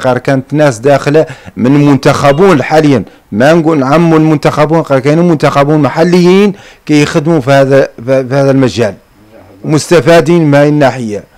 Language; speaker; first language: Arabic; native; Arabic